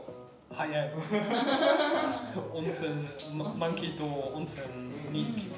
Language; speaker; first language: Japanese; non-native, learner; German